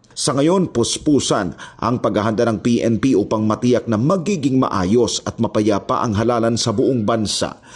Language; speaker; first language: Filipino; native; Filipino